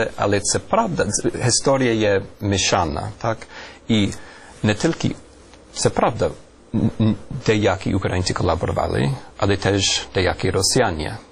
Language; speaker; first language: Ukrainian; non-native, fluent; English